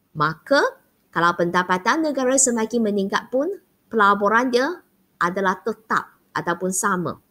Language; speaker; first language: Malay; non-native, local second language; Chinese